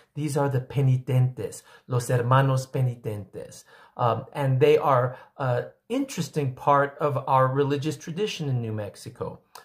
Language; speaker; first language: English; early bilingual, other home language; Spanish